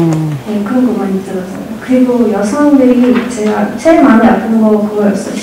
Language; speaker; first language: Korean; non-native, fluent; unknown